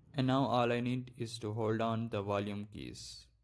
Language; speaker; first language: English; non-native, local second language; Urdu